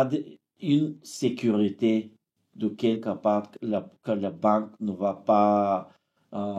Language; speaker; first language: French; non-native, fluent; Bulgarian